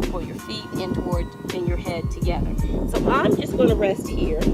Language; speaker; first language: English; native; English